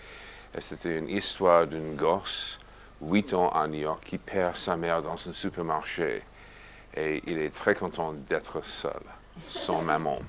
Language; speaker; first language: French; non-native, fluent; English